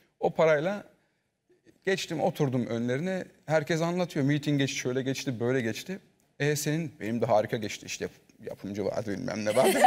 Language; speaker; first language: Turkish; early bilingual, heritage; Turkish